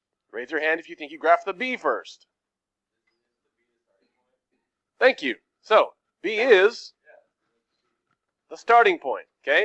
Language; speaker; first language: English; native; English